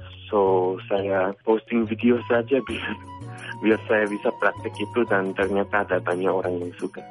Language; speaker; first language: Indonesian; non-native, fluent; English